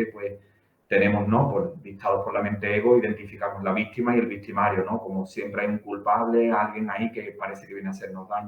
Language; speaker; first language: Spanish; native; Spanish